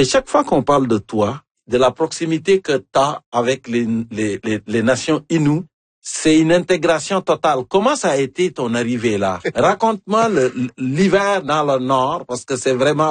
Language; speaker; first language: French; native; French